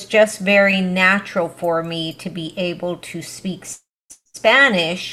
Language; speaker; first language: English; early bilingual, other home language; Spanish